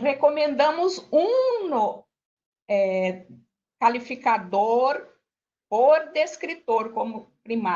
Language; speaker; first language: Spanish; non-native, learner; Portuguese